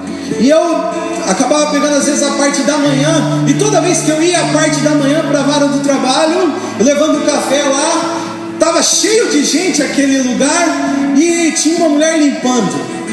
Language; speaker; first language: Portuguese; native; Portuguese